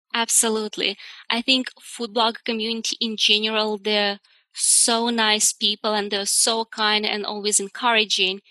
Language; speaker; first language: English; non-native, fluent; Russian